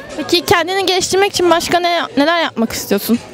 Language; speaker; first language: Turkish; native; Turkish